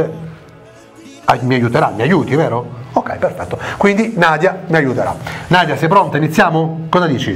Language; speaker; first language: Italian; native; Italian